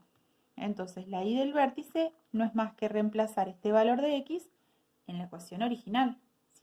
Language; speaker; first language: Spanish; native; Spanish